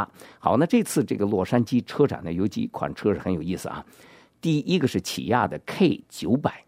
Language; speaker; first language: Chinese; native; Chinese